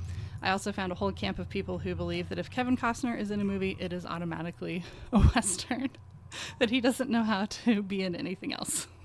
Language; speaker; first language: English; native; English